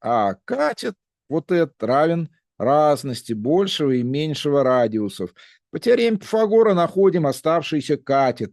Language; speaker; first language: Russian; native; Russian